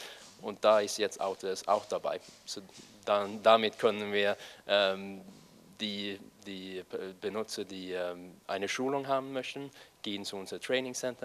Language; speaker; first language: German; non-native, fluent; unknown